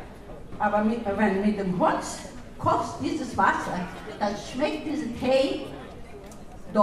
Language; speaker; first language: German; non-native, learner; Russian